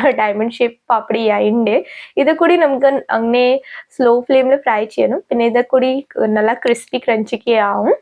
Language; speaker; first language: Malayalam; non-native, local second language; Hindi